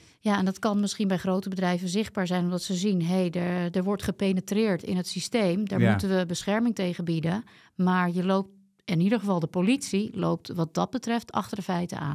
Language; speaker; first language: Dutch; native; Dutch